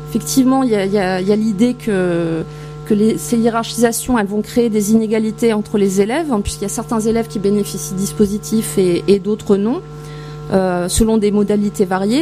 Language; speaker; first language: French; native; French